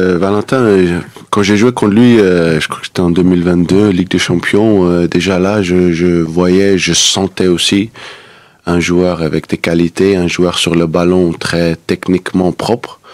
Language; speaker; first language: French; non-native, fluent; Danish